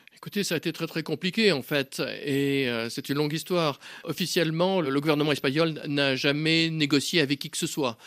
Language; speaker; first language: French; native; French